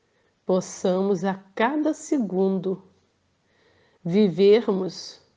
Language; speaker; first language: Portuguese; native; Portuguese